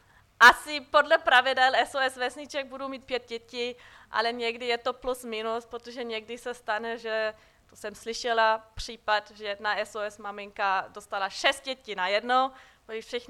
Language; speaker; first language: Czech; non-native, fluent; German